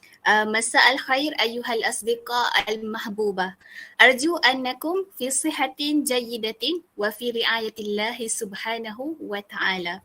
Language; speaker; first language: Arabic; non-native, learner; Malay